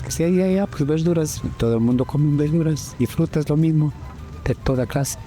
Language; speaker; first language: Spanish; non-native, local second language; Quechua